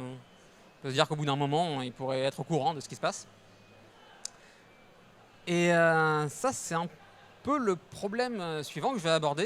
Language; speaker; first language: French; native; French